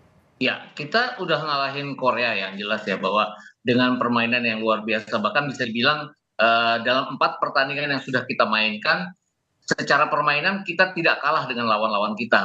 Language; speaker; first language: Indonesian; native; Indonesian